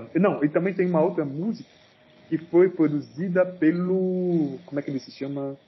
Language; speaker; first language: Portuguese; non-native, fluent; French